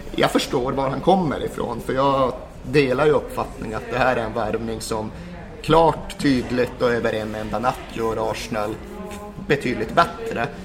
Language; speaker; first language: Swedish; native; Swedish